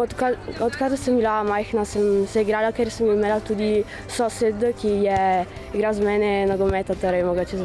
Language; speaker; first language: Slovenian; early bilingual, heritage; Slovenian